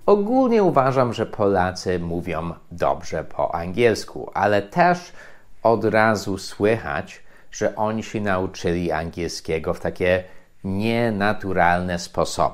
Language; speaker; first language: Polish; non-native, fluent; English